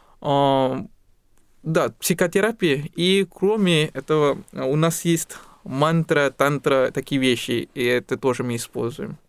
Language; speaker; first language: Russian; non-native, fluent; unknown